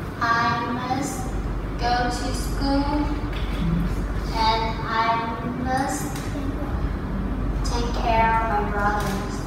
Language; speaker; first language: English; non-native, learner; Vietnamese